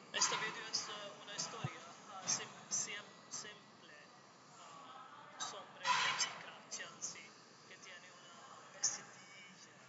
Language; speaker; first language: Spanish; non-native, learner; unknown